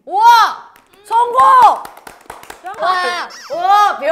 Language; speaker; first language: Korean; native; Korean